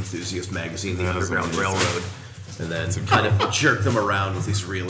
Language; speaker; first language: English; native; English